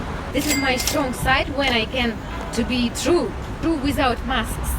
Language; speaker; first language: English; non-native, learner; Russian